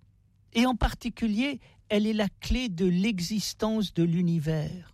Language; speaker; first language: French; native; French